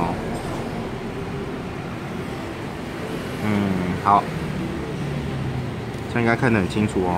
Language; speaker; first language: Chinese; native; Chinese